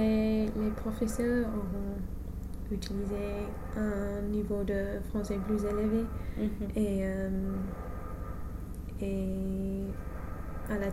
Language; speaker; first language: French; non-native, learner; English